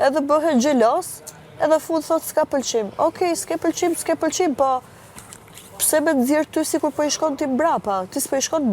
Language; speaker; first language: Albanian; native; Albanian